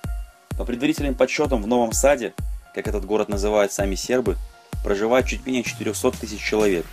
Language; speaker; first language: Russian; native; Russian